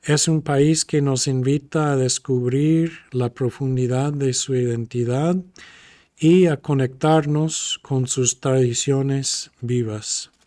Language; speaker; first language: Spanish; non-native, fluent; English